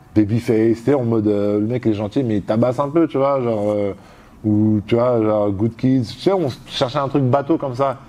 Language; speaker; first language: French; native; French